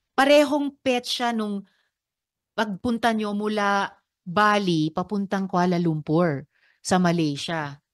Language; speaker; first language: Filipino; native; Filipino